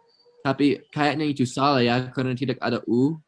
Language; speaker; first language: Indonesian; non-native, fluent; English